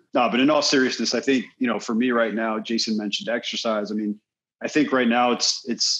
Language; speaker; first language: English; native; English